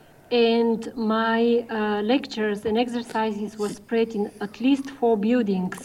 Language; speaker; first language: English; non-native, fluent; Bulgarian